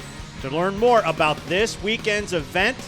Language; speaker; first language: English; native; English